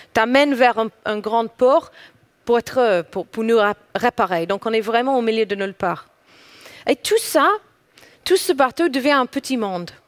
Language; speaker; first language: French; non-native, fluent; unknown